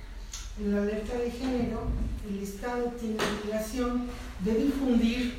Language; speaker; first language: Spanish; native; Spanish